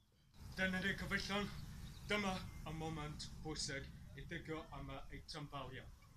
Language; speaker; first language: Welsh; non-native, learner; English